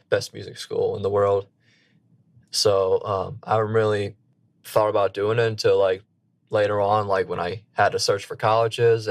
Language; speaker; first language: English; native; English